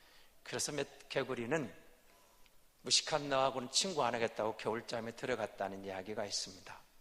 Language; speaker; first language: Korean; native; Korean